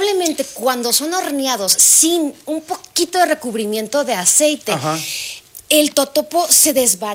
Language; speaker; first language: Spanish; native; Spanish